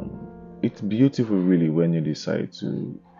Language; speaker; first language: English; non-native, local second language; Igbo